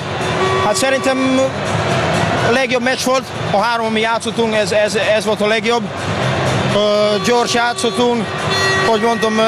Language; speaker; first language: Hungarian; non-native, learner; English